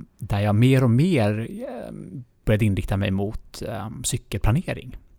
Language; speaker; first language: Swedish; native; Swedish